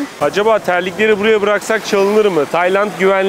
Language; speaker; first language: Turkish; native; Turkish